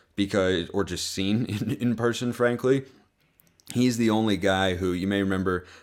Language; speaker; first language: English; native; English